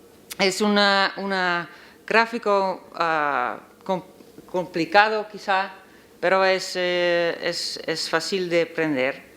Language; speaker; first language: Spanish; non-native, learner; Dutch